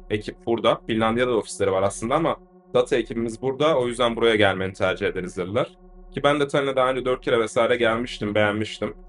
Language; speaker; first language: Turkish; native; Turkish